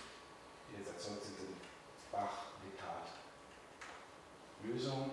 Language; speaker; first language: German; native; German